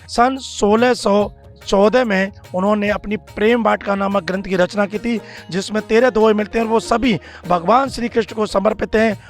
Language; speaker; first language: Hindi; native; Hindi